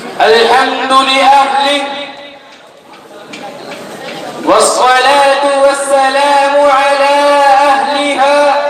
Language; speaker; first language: Arabic; non-native, learner; Urdu